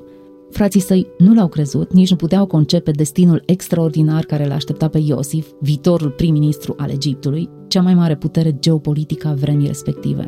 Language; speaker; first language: Romanian; native; Romanian